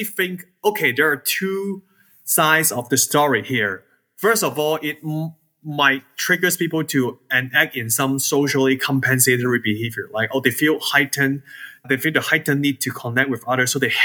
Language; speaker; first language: English; non-native, local second language; Cantonese